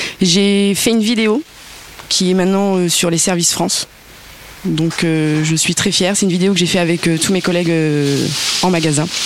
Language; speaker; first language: French; native; French